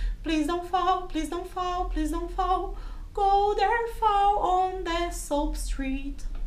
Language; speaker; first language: English; non-native, fluent; Portuguese